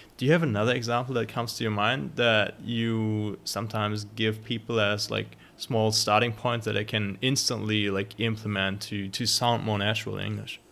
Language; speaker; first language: English; non-native, fluent; German